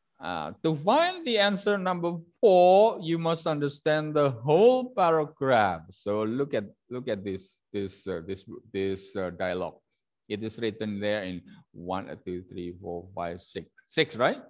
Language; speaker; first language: English; non-native, fluent; Indonesian